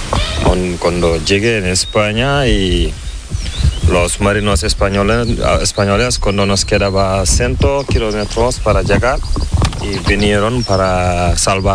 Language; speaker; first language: Spanish; non-native, learner; Fula